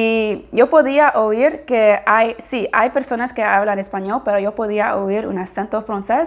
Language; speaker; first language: Spanish; non-native, fluent; English